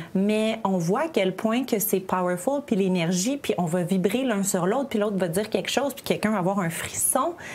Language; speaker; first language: French; native; French